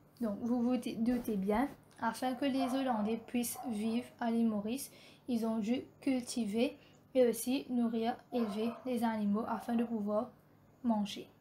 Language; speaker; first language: French; non-native, local second language; Morisyen